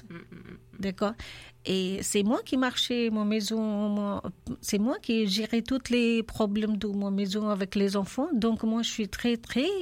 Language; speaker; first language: French; non-native, learner; Urdu